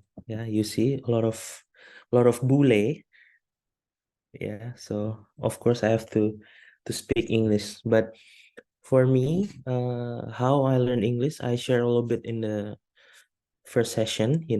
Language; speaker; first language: English; non-native, fluent; Indonesian